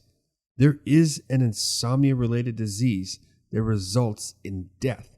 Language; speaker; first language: English; native; English